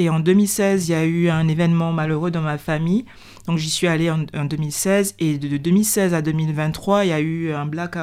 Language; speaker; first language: French; native; French